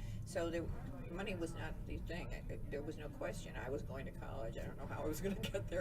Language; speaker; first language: English; native; English